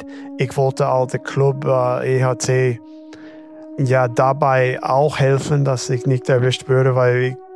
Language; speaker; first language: German; non-native, fluent; English